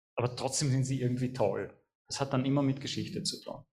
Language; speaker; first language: German; native; German